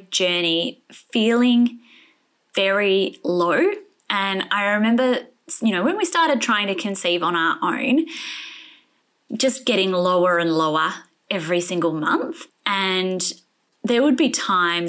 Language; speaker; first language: English; native; English